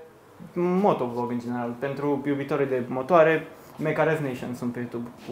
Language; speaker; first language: Romanian; native; Romanian